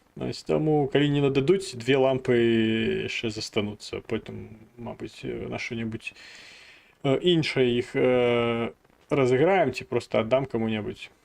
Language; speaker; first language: Belarusian; non-native, local second language; Russian